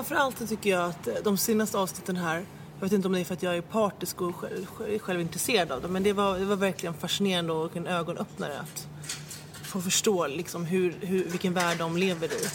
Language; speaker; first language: Swedish; native; Swedish